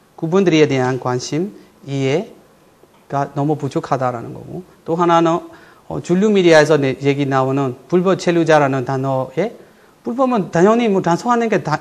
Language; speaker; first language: Korean; non-native, fluent; Burmese